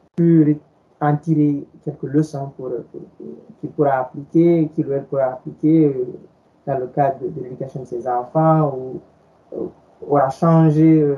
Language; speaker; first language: French; non-native, local second language; Fula